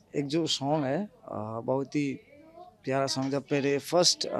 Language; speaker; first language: Hindi; non-native, local second language; Nepali